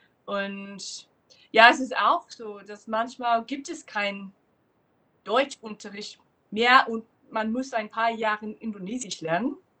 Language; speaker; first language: German; non-native, fluent; English